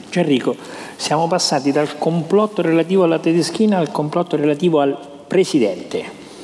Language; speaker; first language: Italian; native; Italian